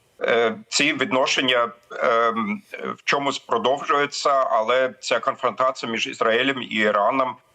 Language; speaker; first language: Ukrainian; non-native, fluent; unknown